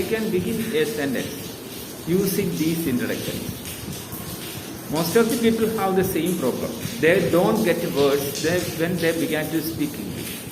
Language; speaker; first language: English; non-native, local second language; Malayalam